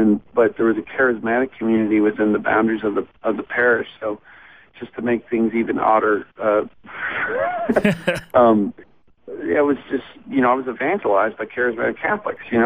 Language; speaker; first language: English; native; English